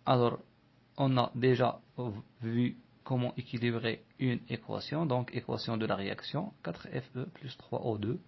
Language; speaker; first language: French; non-native, local second language; Arabic